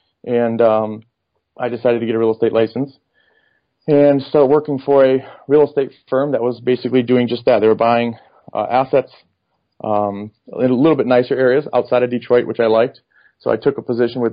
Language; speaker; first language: English; native; English